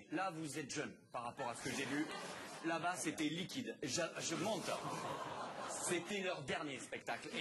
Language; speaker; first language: French; native; French